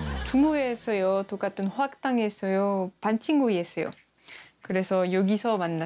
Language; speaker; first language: Korean; non-native, learner; French